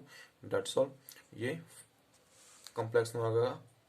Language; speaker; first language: Hindi; native; Hindi